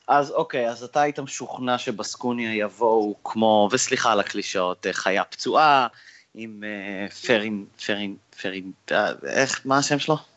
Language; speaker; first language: Hebrew; native; Hebrew